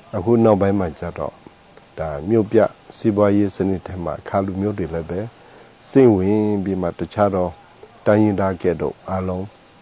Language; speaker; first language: Burmese; non-native, local second language; Akha